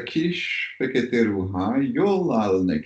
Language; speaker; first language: Hungarian; non-native, learner; French